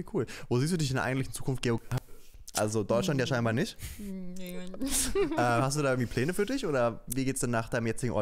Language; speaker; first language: German; native; German